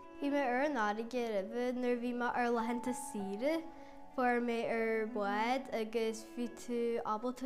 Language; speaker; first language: Irish; native; Irish